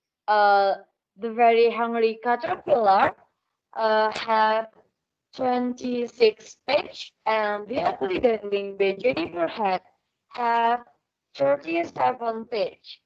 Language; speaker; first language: English; non-native, learner; Indonesian